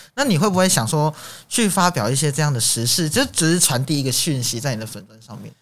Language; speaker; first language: Chinese; native; Chinese